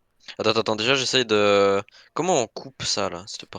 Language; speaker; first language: French; native; French